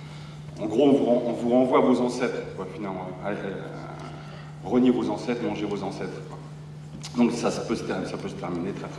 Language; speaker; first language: French; native; French